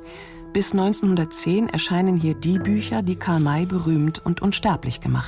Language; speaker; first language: German; native; German